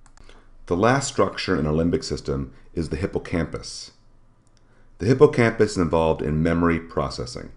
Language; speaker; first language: English; native; English